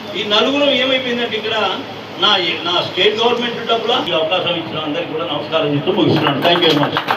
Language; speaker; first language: Telugu; native; Telugu